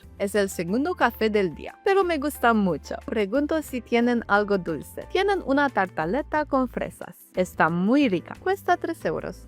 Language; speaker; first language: Spanish; non-native, learner; English